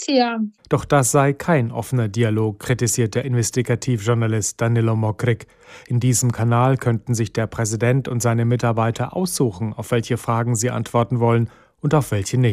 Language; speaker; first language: German; native; German